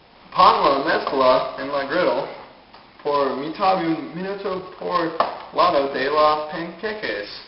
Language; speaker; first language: Spanish; non-native, learner; English